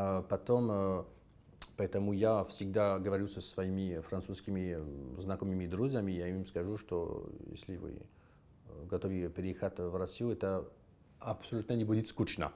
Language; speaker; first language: Russian; non-native, fluent; French